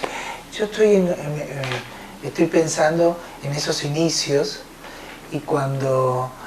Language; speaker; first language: Spanish; native; Spanish